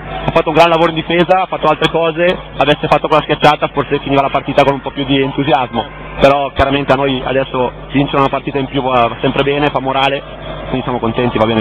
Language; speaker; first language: Italian; native; Italian